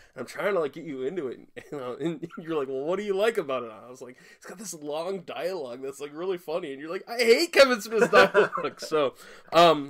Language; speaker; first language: English; native; English